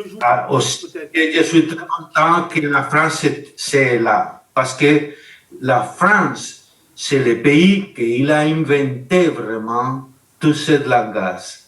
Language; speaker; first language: French; non-native, learner; Spanish